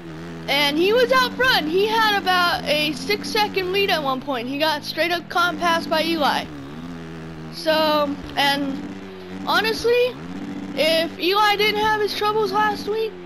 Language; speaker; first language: English; native; English